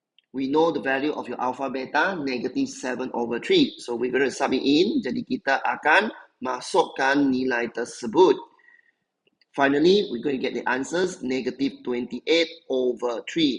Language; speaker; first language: English; non-native, local second language; Chinese